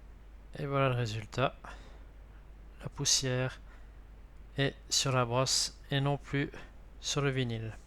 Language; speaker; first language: French; native; French